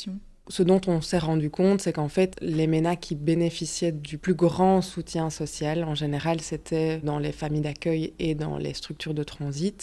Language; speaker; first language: French; native; French